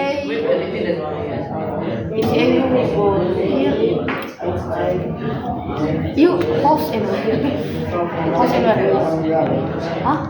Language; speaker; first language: English; non-native, learner; Indonesian